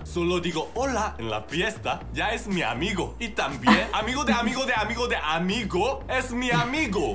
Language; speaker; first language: Spanish; non-native, learner; Korean